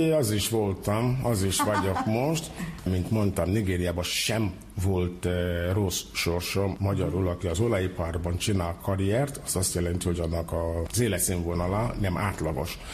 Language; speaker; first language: Hungarian; non-native, fluent; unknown